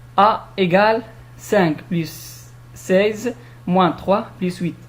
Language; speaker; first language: French; non-native, local second language; Arabic